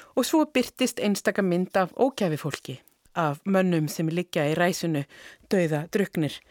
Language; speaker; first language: Icelandic; native; Icelandic